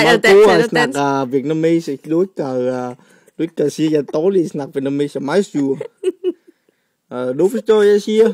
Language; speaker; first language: Danish; non-native, learner; Vietnamese